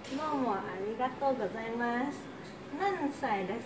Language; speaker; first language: Japanese; non-native, learner; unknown